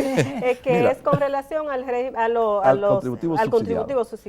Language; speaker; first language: Spanish; native; Spanish